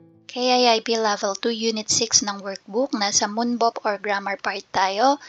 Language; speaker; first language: English; non-native, local second language; Filipino